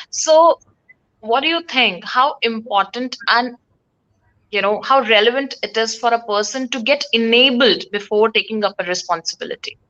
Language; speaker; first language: English; non-native, local second language; Hindi